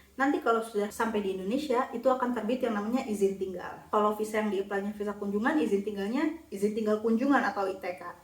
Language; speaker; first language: Indonesian; native; Indonesian